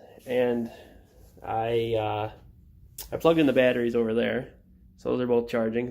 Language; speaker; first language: English; native; English